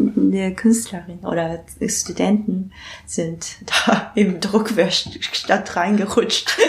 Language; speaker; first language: German; non-native, learner; Japanese